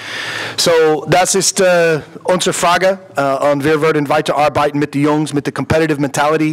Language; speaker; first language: German; non-native, learner; English